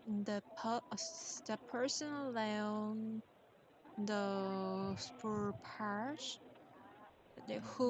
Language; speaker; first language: English; non-native, learner; Korean